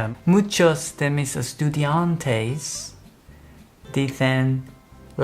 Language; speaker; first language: Spanish; non-native, fluent; English